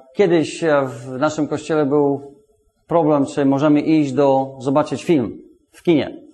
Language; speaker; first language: Polish; non-native, fluent; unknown